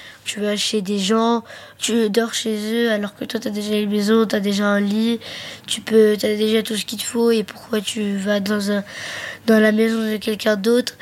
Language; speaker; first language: French; early bilingual, other home language; Arabic